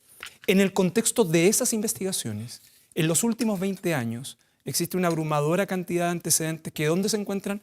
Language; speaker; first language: Spanish; native; Spanish